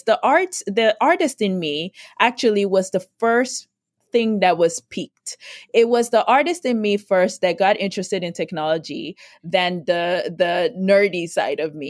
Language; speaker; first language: English; non-native, local second language; Yoruba